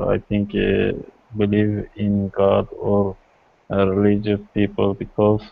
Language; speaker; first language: English; non-native, learner; Kurdish